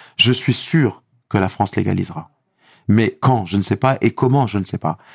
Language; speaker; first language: French; non-native, local second language; Arabic